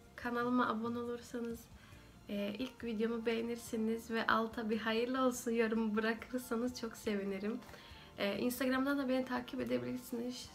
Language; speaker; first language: Turkish; early bilingual, heritage; Turkish